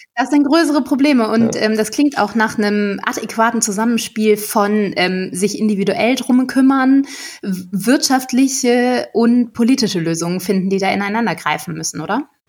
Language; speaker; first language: German; native; German